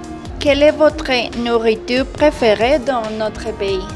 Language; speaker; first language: French; non-native, learner; Spanish